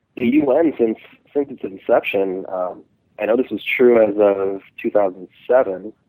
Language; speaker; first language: English; early bilingual, other home language; Hindi